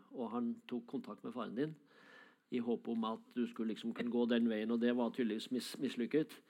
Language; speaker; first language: Norwegian; native; Norwegian